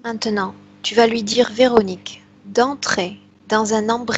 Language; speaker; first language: French; native; French